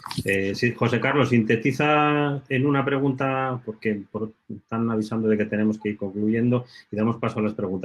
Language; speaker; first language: Spanish; native; Spanish